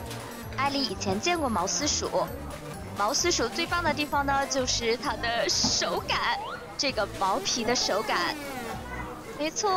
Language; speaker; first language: Chinese; native; Chinese